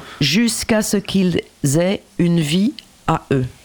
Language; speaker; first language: French; non-native, fluent; English